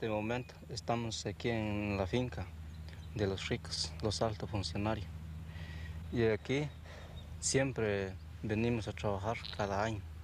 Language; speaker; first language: Spanish; non-native, local second language; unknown